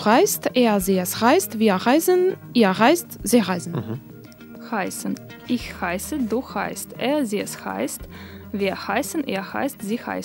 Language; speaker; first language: German; non-native, fluent; Russian